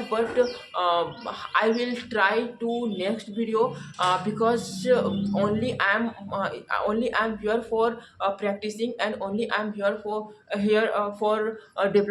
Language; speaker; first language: English; non-native, learner; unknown